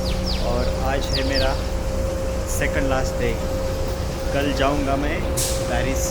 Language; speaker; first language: Hindi; non-native, local second language; Marathi